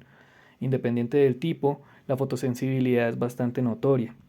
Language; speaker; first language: Spanish; native; Spanish